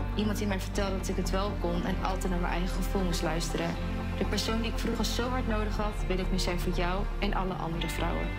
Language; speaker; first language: Dutch; non-native, fluent; Portuguese